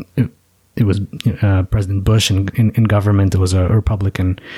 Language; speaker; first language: English; native; English